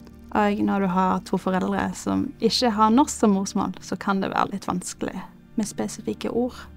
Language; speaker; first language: Norwegian; early bilingual, other home language; Bosnian